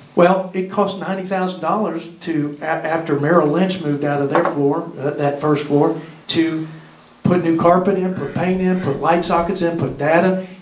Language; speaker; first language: English; native; English